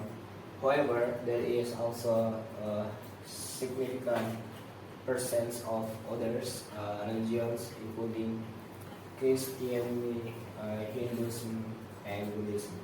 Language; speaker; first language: English; non-native, learner; Indonesian